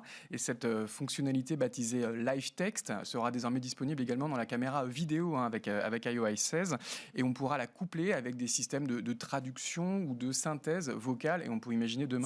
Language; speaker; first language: French; native; French